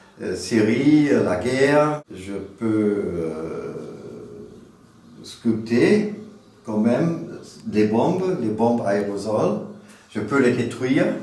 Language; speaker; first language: French; non-native, fluent; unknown